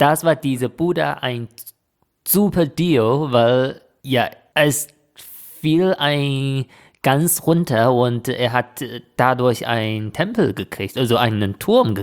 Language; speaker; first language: German; non-native, fluent; Chinese